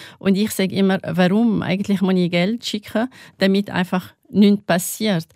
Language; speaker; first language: German; non-native, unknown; Arabic